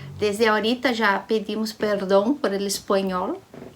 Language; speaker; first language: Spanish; non-native, learner; Portuguese